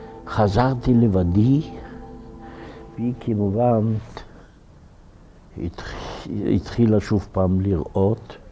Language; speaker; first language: Hebrew; non-native, fluent; Ukrainian